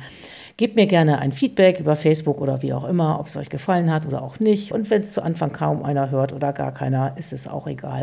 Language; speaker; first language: German; native; German